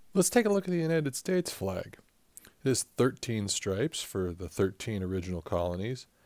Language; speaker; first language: English; native; English